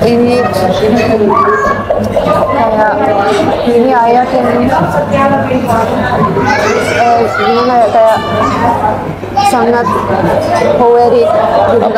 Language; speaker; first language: Indonesian; non-native, fluent; Finnish